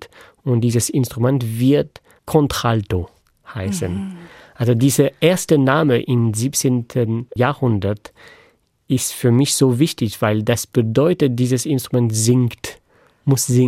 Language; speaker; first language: German; non-native, fluent; French